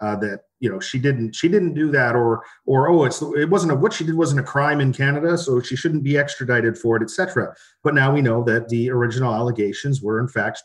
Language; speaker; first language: English; native; English